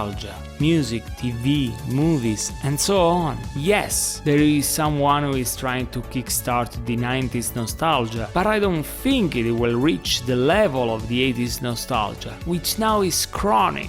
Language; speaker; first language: English; non-native, fluent; Italian